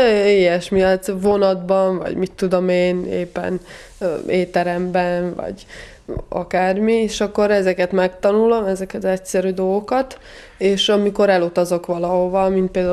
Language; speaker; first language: Hungarian; non-native, fluent; Serbian